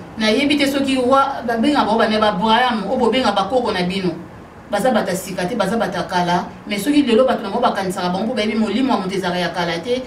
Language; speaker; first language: Lingala; non-native, local second language; Kongo